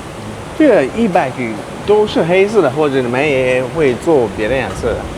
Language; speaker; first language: Chinese; non-native, learner; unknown